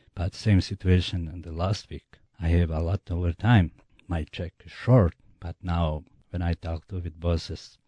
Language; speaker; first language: English; non-native, learner; Bosnian